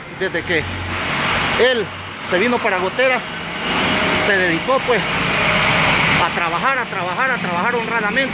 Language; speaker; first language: Spanish; native; Spanish